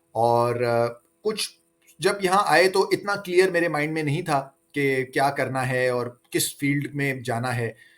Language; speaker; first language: Urdu; native; Urdu